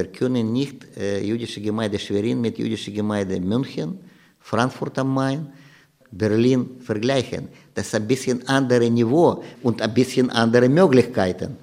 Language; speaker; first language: German; non-native, learner; Russian